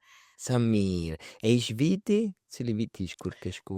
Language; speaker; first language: Albanian; early bilingual, heritage; Albanian